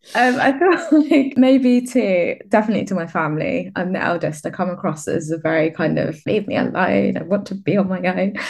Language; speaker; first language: English; native; English